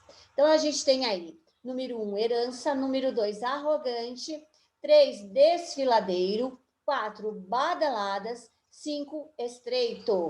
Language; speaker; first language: Portuguese; native; Portuguese